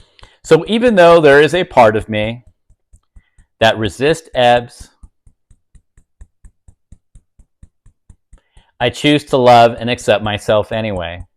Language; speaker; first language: English; native; English